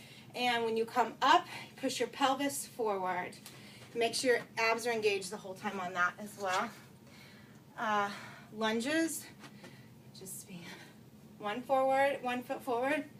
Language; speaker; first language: English; native; English